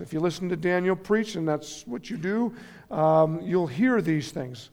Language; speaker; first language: English; native; English